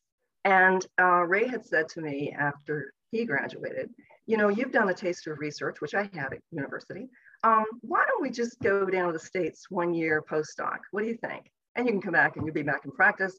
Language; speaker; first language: English; native; English